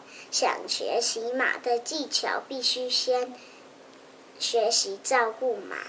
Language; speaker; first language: Chinese; native; Chinese